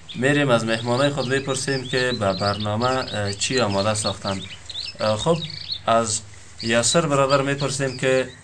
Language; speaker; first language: Persian; native; Persian